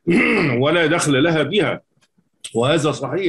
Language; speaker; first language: Arabic; native; Arabic